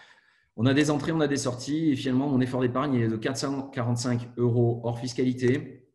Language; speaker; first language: French; native; French